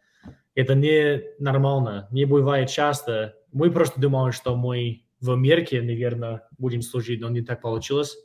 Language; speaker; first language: Russian; non-native, fluent; English